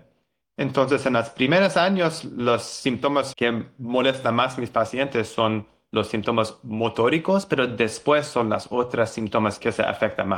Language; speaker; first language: Spanish; non-native, learner; English